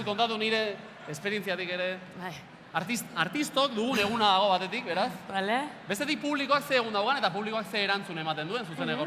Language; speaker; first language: Basque; native; Basque